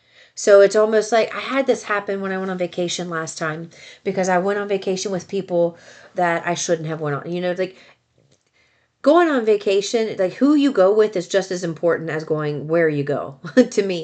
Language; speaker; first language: English; native; English